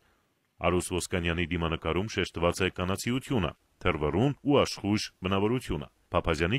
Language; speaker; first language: Armenian; native; Armenian